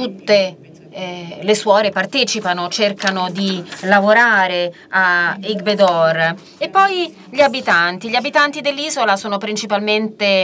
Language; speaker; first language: Italian; non-native, fluent; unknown